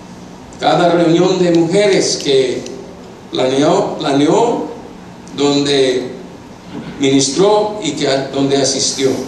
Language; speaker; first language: Spanish; non-native, fluent; English